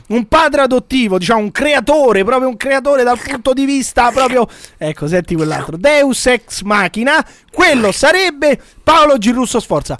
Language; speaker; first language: Italian; native; Italian